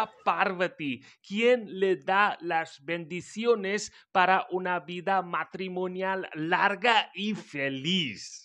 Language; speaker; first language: Spanish; non-native, fluent; Hindi